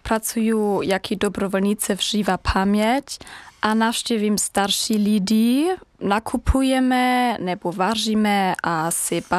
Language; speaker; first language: Czech; non-native, learner; German